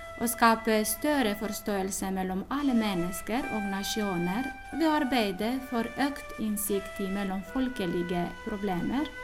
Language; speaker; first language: Norwegian; non-native, fluent; Romanian